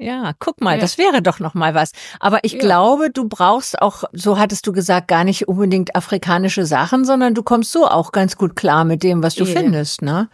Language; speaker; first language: German; native; German